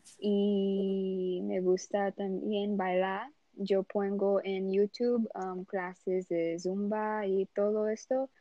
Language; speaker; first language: Spanish; non-native, learner; Portuguese